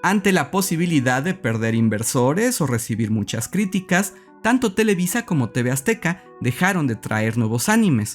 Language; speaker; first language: Spanish; native; Spanish